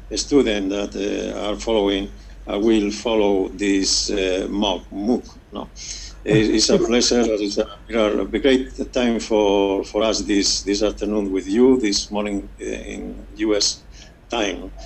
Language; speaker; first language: English; non-native, fluent; Spanish